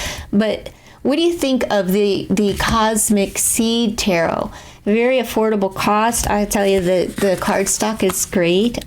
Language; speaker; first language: English; native; English